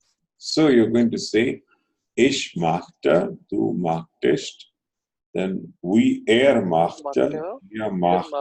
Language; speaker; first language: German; non-native, fluent; Telugu